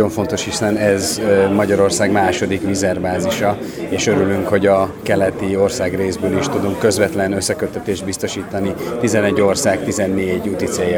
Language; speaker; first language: Hungarian; native; Hungarian